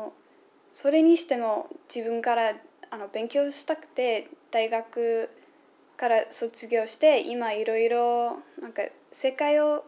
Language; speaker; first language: Japanese; non-native, fluent; English